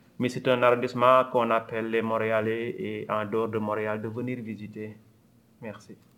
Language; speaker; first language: French; non-native, local second language; Wolof